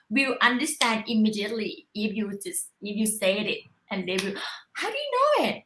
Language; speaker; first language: English; non-native, learner; Thai